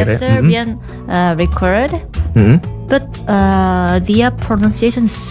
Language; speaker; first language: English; non-native, learner; Korean